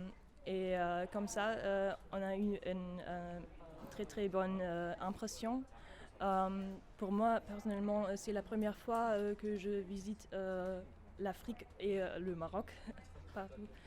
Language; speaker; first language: French; non-native, fluent; German